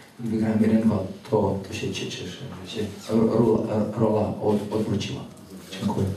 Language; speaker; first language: Polish; non-native, fluent; Czech